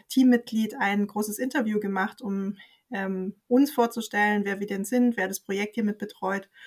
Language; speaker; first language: German; native; German